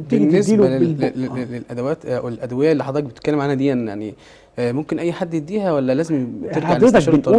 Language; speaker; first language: Arabic; native; Arabic